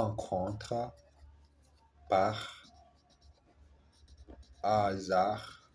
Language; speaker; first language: French; non-native, learner; Portuguese